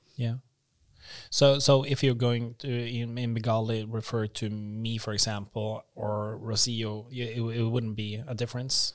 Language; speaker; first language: English; non-native, fluent; Norwegian